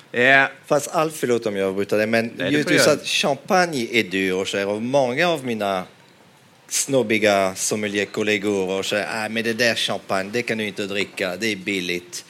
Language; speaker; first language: Swedish; non-native, fluent; French